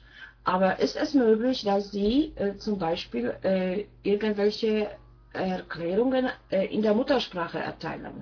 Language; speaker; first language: German; non-native, fluent; Polish